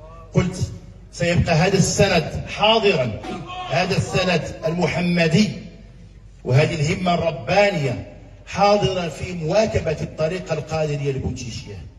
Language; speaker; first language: Arabic; native; Arabic